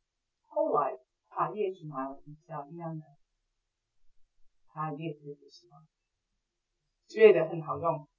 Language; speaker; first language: Chinese; non-native, fluent; English